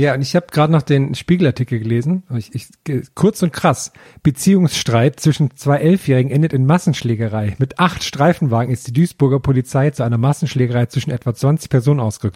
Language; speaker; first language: German; native; German